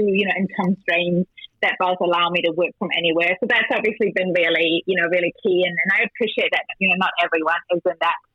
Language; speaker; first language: English; non-native, fluent; German